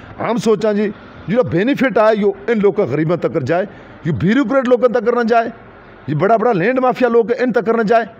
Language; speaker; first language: Hindi; non-native, local second language; Gujari